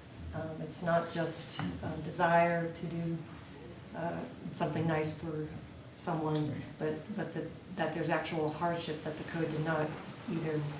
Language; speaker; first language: English; native; English